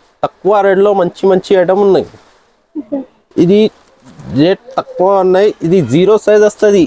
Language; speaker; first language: Telugu; non-native, local second language; Urdu